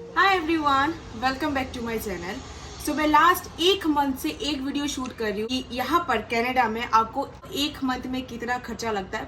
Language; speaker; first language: Hindi; non-native, local second language; Bangla